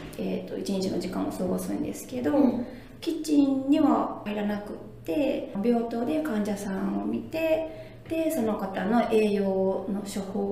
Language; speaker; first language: Japanese; native; Japanese